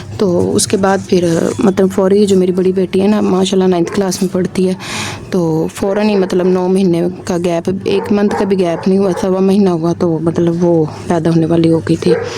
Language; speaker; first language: Urdu; non-native, local second language; Punjabi